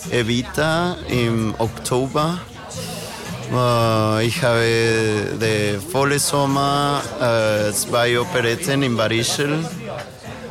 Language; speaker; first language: German; non-native, learner; Spanish